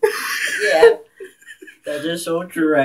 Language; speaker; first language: English; native; English